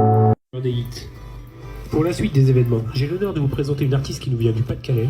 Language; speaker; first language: French; native; French